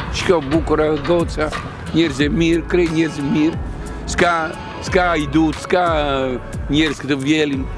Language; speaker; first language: Albanian; non-native, learner; Italian